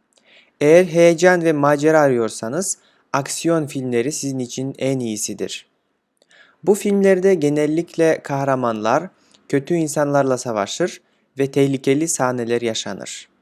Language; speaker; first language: Turkish; non-native, fluent; Kyrgyz